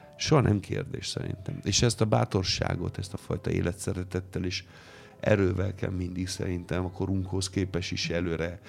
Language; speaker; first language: Hungarian; non-native, fluent; Italian